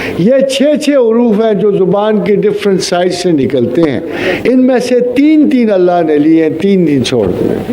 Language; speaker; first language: Urdu; non-native, local second language; Punjabi